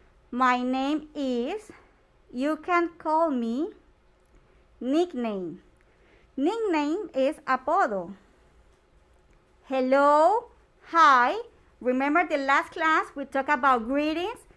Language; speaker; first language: English; non-native, fluent; Spanish